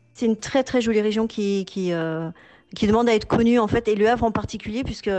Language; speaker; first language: French; native; French